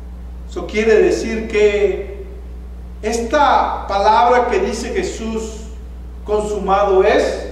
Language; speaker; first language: Spanish; native; Spanish